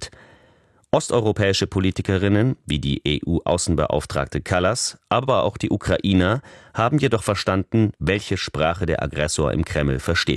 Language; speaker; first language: German; native; German